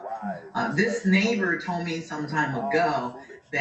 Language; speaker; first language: English; native; English